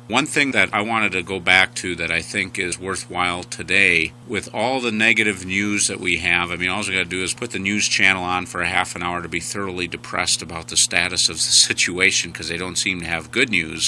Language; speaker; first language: English; native; English